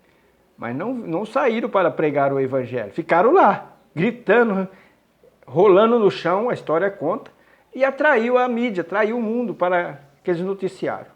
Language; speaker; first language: Portuguese; native; Portuguese